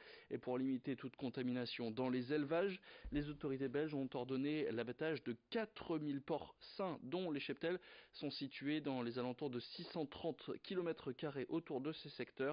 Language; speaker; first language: French; native; French